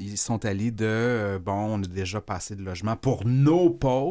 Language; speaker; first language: French; native; French